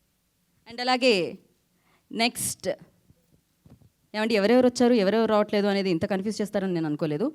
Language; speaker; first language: Telugu; native; Telugu